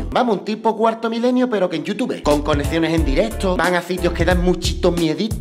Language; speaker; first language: Spanish; native; Spanish